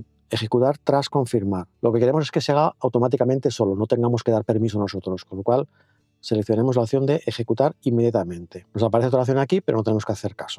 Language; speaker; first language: Spanish; native; Spanish